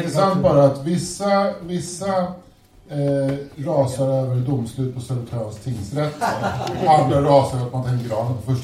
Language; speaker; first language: Swedish; native; Swedish